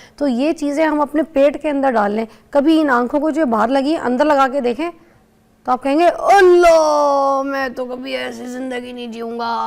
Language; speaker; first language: Urdu; native; Urdu